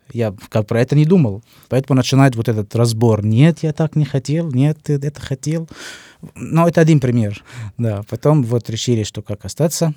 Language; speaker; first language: Russian; non-native, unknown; Arabic